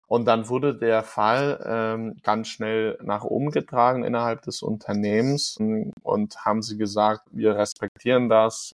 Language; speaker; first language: German; non-native, fluent; Hungarian